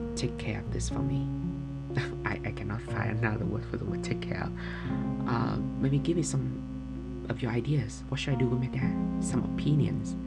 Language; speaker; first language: English; non-native, fluent; Vietnamese